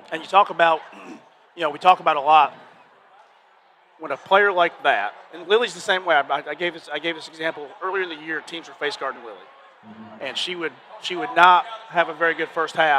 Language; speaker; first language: English; native; English